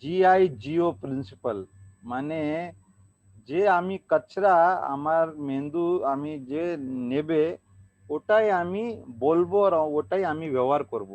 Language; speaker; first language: Bangla; non-native, learner; Hindi